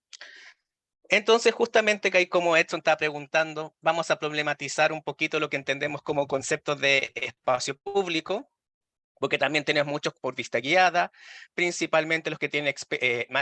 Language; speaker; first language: Spanish; native; Spanish